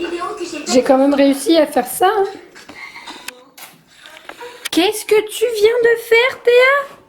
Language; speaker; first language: French; native; French